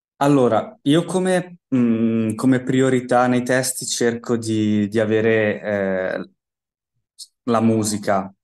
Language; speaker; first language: Italian; native; Italian